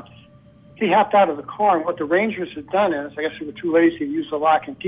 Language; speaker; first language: English; native; English